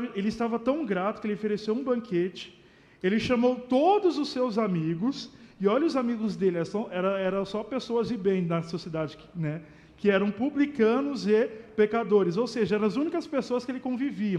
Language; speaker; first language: Portuguese; native; Portuguese